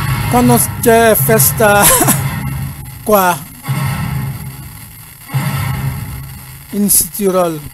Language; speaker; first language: Italian; non-native, learner; Dyula